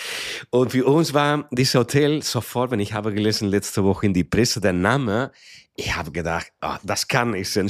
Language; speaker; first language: German; non-native, fluent; Spanish